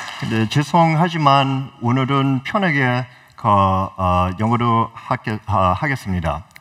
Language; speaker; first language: Korean; early bilingual, heritage; Korean